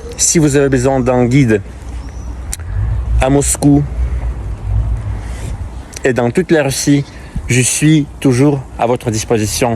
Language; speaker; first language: French; non-native, fluent; Russian